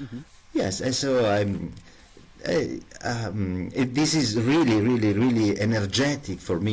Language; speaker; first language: English; non-native, learner; Italian